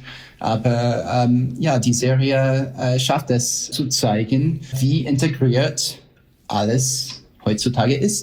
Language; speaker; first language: German; non-native, fluent; English